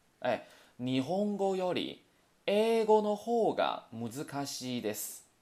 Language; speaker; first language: Japanese; non-native, fluent; Chinese